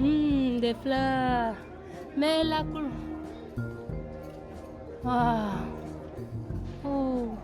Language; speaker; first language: French; non-native, learner; Vietnamese